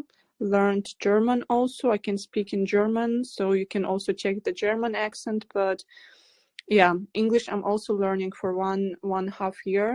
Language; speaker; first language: English; non-native, fluent; Russian